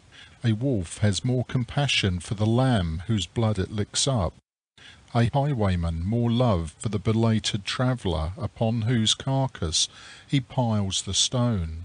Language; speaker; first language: English; native; English